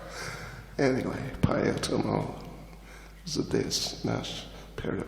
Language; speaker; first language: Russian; non-native, learner; English